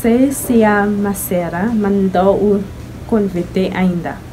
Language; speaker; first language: Portuguese; non-native, learner; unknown